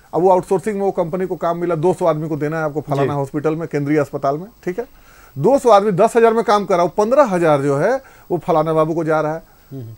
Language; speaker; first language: Hindi; native; Hindi